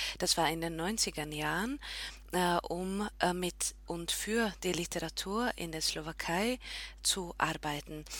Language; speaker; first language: German; non-native, fluent; Slovak